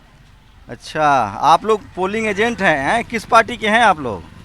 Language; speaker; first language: Hindi; native; Hindi